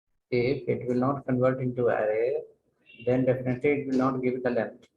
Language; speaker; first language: English; non-native, local second language; Telugu